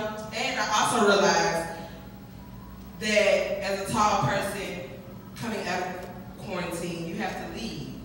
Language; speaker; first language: English; native; English